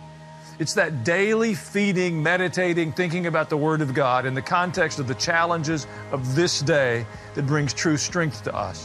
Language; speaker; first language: English; native; English